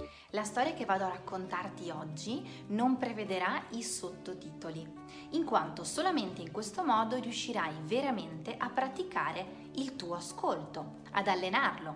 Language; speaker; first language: Italian; native; Italian